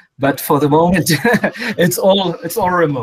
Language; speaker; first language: English; non-native, fluent; Portuguese